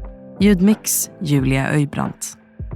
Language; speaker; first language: Swedish; native; Swedish